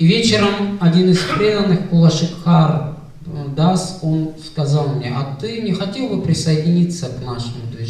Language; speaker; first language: Russian; native; Russian